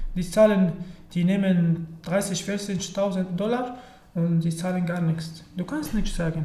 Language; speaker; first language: German; non-native, learner; Arabic